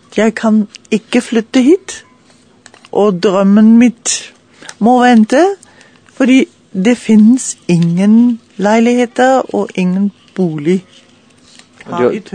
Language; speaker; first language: Norwegian; non-native, learner; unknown